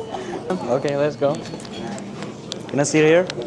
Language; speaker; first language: English; non-native, fluent; Mongolian